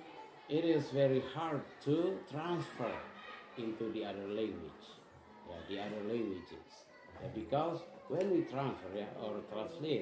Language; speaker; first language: English; non-native, fluent; Indonesian